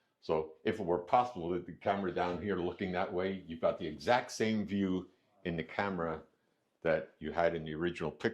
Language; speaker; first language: English; native; English